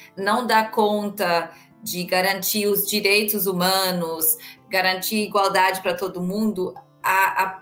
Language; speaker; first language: Portuguese; non-native, fluent; German